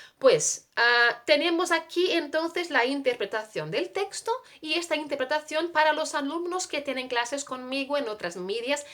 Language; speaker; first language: Spanish; non-native, fluent; Portuguese